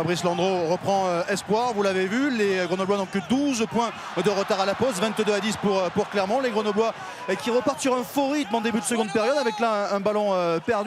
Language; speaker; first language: French; native; French